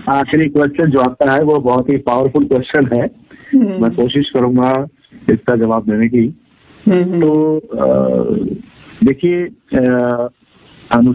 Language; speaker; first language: Hindi; native; Hindi